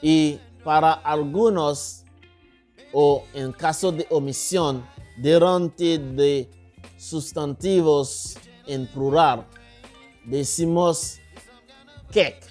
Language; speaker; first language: Spanish; non-native, local second language; Haitian Creole